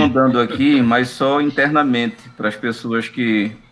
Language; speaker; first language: Portuguese; native; Portuguese